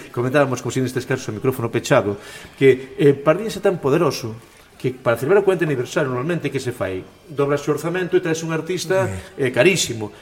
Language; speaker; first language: Galician; native; Galician